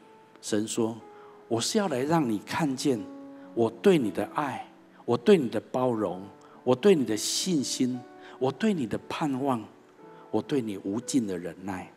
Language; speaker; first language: Chinese; native; Chinese